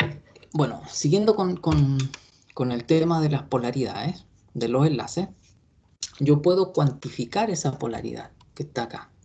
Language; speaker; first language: Spanish; native; Spanish